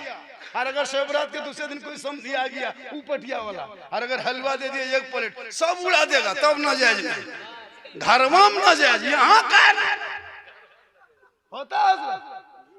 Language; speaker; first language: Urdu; non-native, local second language; Bhojpuri